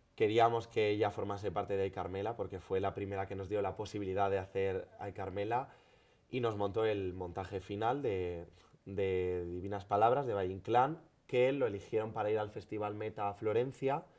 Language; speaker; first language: Spanish; native; Spanish